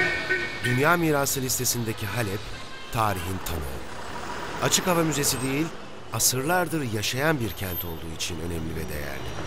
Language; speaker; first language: Turkish; native; Turkish